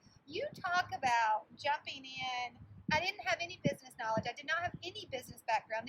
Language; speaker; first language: English; native; English